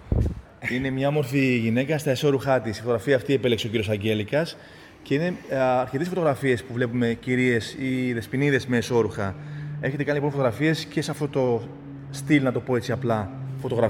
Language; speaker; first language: Greek; native; Greek